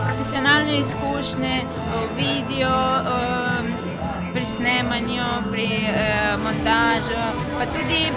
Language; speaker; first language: Slovenian; non-native, learner; Belarusian